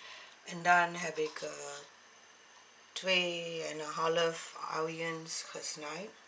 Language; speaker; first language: Dutch; non-native, learner; Malay